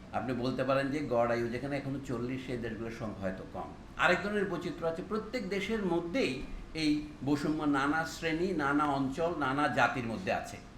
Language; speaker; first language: Bangla; non-native, local second language; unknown